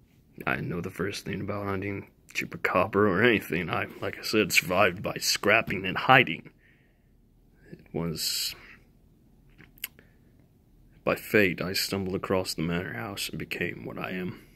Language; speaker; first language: English; native; English